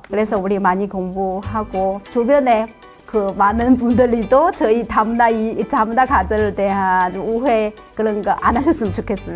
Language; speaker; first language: Korean; non-native, fluent; Chinese